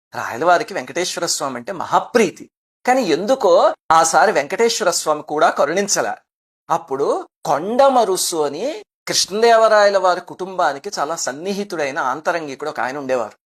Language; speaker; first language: Telugu; native; Telugu